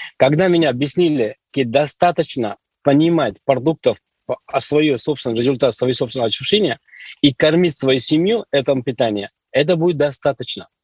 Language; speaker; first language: Russian; non-native, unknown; Hindi